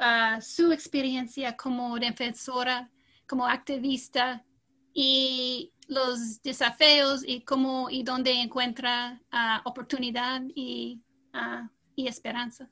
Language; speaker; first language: Spanish; non-native, fluent; English